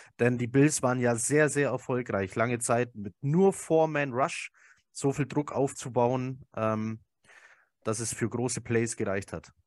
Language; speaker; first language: German; native; German